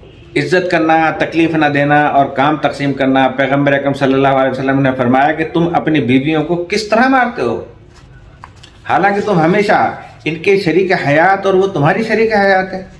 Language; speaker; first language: Urdu; native; Urdu